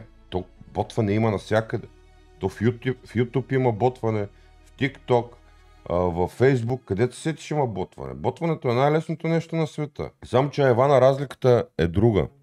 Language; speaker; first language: Bulgarian; native; Bulgarian